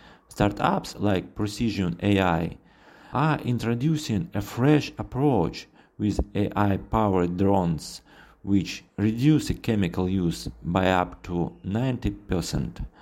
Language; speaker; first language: English; non-native, fluent; Russian